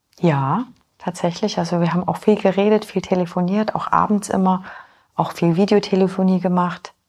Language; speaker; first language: German; early bilingual, other home language; Polish